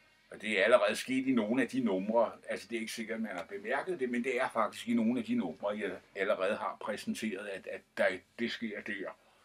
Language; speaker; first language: Danish; native; Danish